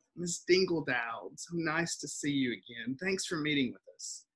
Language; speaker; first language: English; native; English